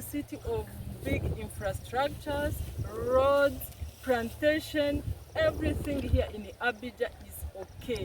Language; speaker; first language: English; non-native, local second language; Kinyarwanda